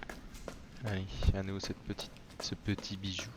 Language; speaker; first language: French; native; French